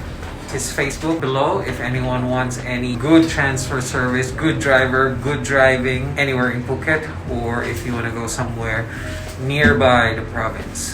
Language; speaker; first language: English; non-native, local second language; Filipino